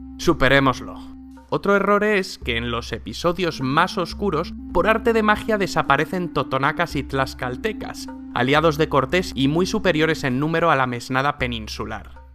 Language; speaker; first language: Spanish; native; Spanish